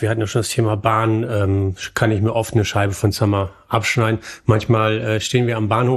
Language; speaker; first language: German; native; German